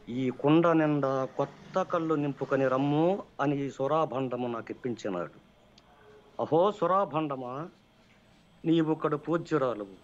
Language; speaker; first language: Telugu; native; Telugu